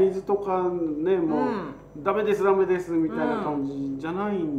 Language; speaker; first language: Japanese; native; Japanese